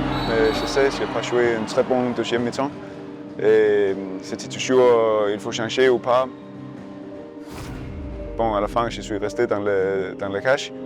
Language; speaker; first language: French; non-native, learner; Danish